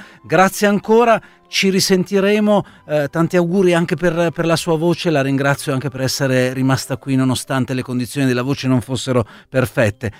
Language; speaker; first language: Italian; native; Italian